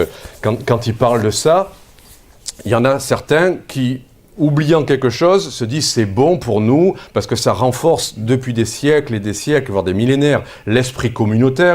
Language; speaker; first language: French; native; French